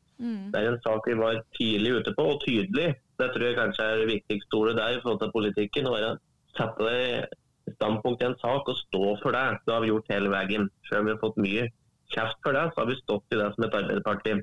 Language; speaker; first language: Norwegian; native; Norwegian